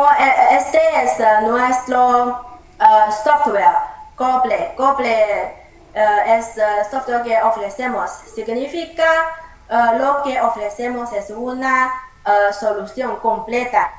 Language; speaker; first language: Spanish; non-native, learner; Chinese